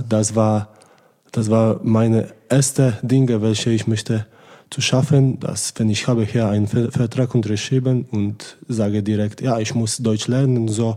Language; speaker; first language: German; non-native, learner; Polish